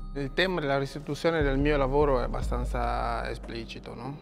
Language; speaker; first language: Italian; non-native, fluent; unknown